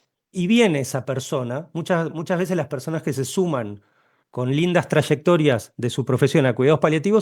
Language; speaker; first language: Spanish; native; Spanish